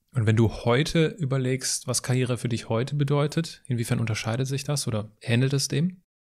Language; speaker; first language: German; native; German